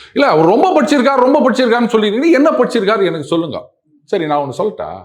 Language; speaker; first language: Tamil; native; Tamil